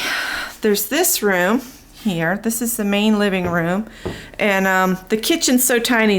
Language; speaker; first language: English; native; English